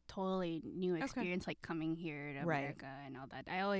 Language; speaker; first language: English; non-native, local second language; Filipino